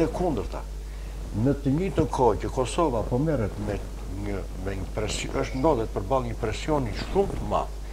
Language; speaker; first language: Albanian; native; Albanian